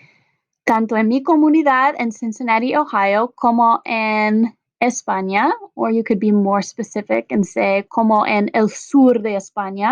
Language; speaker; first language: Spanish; non-native, fluent; English